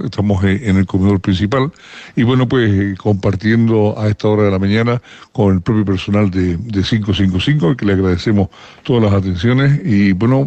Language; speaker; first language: Spanish; native; Spanish